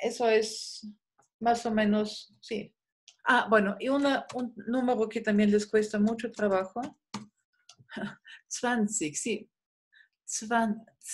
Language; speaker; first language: Spanish; non-native, fluent; German